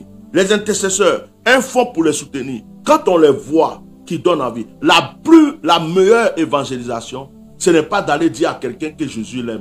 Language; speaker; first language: French; non-native, local second language; Baoulé